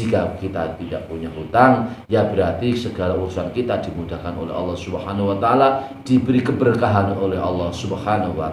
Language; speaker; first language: Indonesian; non-native, local second language; Javanese